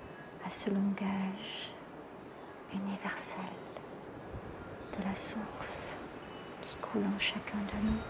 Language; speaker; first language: French; native; French